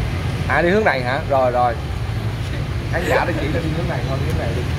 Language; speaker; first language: Vietnamese; native; Vietnamese